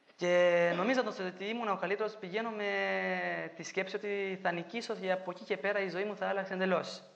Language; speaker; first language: Greek; non-native, fluent; Albanian